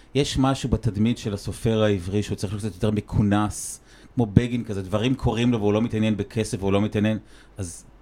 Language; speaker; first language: Hebrew; native; Hebrew